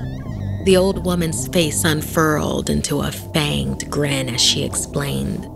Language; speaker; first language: English; native; English